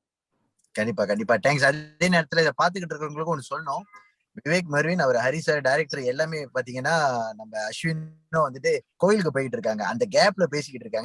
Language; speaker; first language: Tamil; native; Tamil